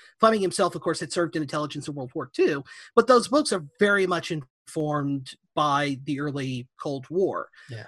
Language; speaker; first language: English; native; English